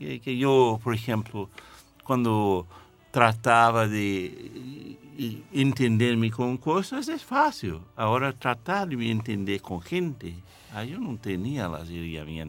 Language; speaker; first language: Spanish; non-native, fluent; English